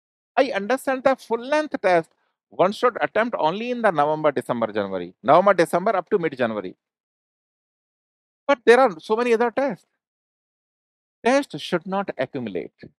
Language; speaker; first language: English; non-native, local second language; Hindi